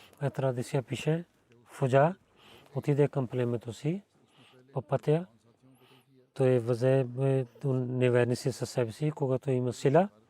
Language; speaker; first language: Bulgarian; non-native, learner; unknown